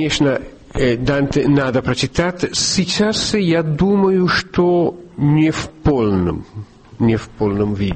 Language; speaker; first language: Russian; non-native, fluent; Italian